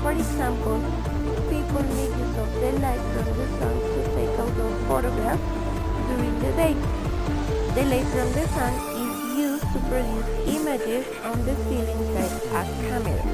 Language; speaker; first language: English; non-native, fluent; Spanish